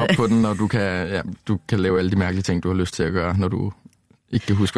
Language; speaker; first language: Danish; native; Danish